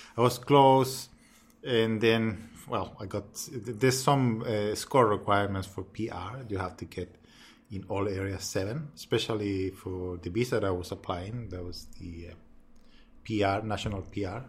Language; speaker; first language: English; non-native, fluent; Spanish